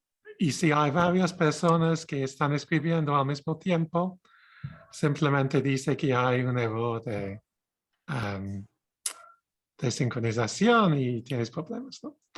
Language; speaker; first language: Spanish; non-native, fluent; English